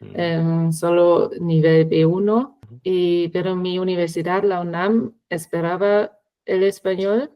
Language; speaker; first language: Spanish; non-native, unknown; German